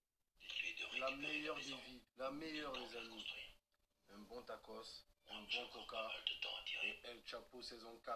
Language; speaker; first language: French; native; French